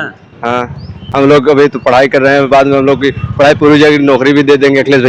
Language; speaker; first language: Hindi; native; Hindi